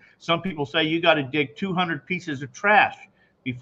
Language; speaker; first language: English; native; English